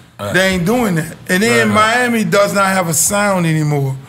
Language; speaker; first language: English; native; English